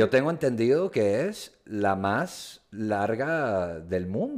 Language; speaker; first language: Spanish; early bilingual, heritage; Spanish